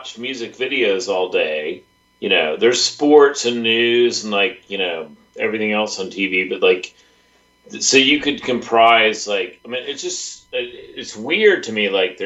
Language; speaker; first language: English; native; English